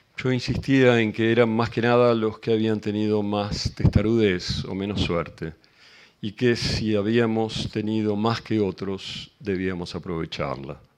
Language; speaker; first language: Spanish; native; Spanish